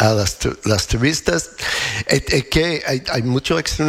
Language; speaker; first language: Spanish; non-native, learner; English